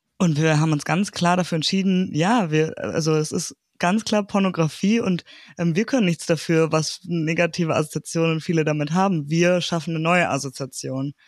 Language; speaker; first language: German; native; German